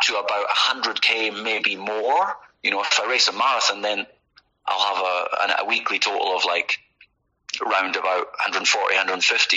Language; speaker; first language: English; native; English